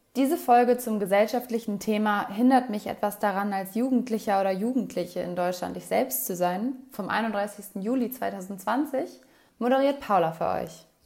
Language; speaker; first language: German; native; German